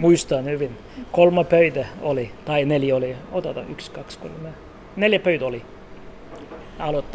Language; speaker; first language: Finnish; non-native, learner; Turkish